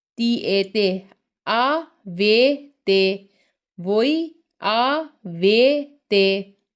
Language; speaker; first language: Italian; non-native, learner; Hindi